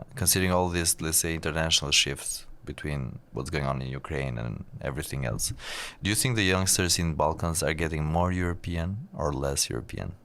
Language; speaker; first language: English; non-native, fluent; Albanian